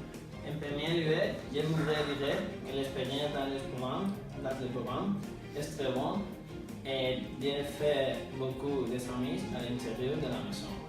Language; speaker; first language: French; non-native, learner; Spanish